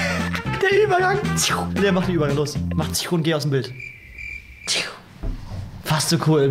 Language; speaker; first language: German; native; German